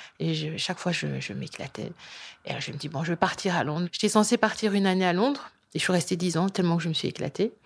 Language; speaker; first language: French; early bilingual, other home language; Lingala